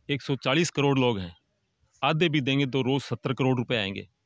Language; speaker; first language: Hindi; native; Hindi